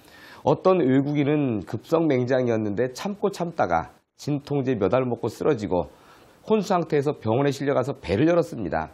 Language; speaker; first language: Korean; native; Korean